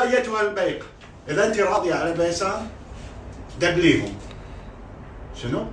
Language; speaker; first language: Arabic; native; Arabic